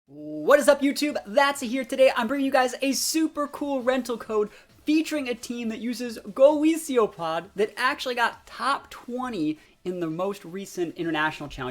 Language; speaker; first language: English; native; English